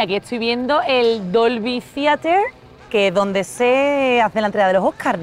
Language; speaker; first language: Spanish; native; Spanish